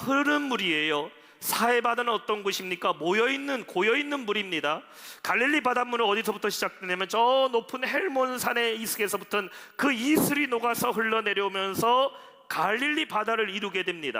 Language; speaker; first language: Korean; native; Korean